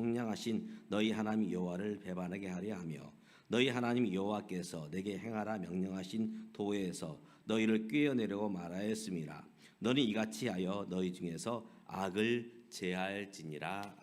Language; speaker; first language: Korean; native; Korean